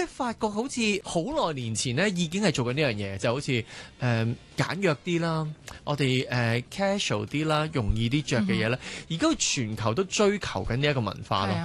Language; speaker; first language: Cantonese; native; Cantonese